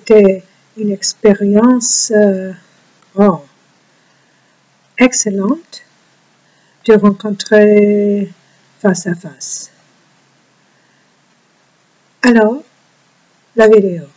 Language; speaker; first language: French; non-native, learner; English